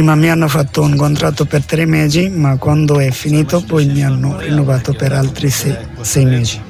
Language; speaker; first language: Italian; non-native, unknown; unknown